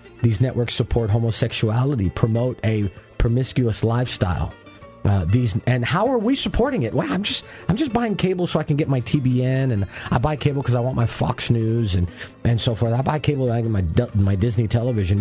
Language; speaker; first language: English; early bilingual, other home language; Spanish